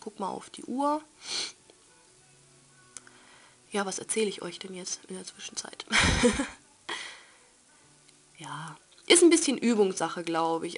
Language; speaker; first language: German; native; German